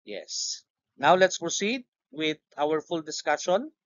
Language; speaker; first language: English; non-native, local second language; Filipino